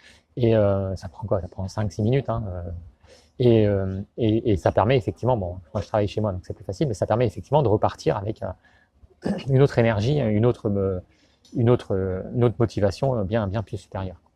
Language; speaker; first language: French; native; French